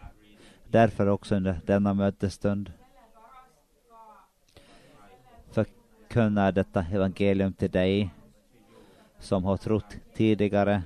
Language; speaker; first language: Swedish; non-native, local second language; Finnish